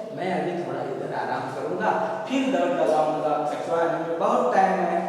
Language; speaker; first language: Hindi; non-native, local second language; Marathi